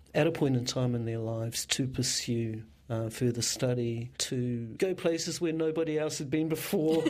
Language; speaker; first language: English; native; English